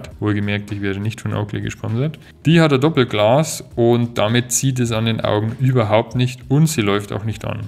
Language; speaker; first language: German; native; German